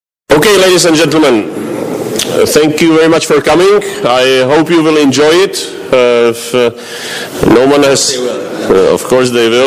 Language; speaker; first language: English; non-native, fluent; Czech